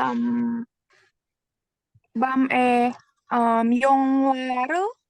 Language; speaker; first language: Korean; non-native, learner; Indonesian